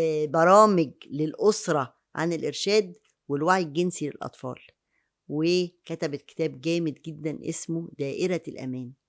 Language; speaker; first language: Arabic; native; Arabic